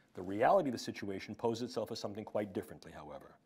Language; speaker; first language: English; native; English